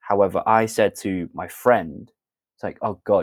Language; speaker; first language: English; native; English